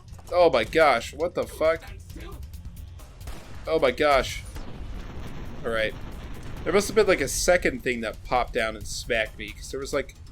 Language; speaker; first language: English; native; English